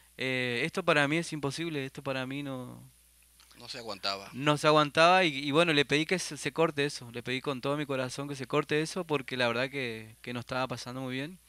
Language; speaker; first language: Spanish; native; Spanish